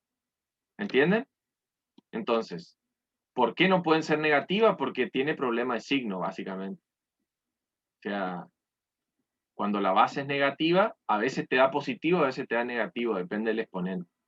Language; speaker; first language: Spanish; native; Spanish